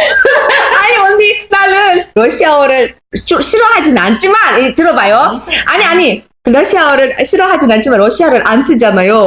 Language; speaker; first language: Korean; non-native, fluent; Uzbek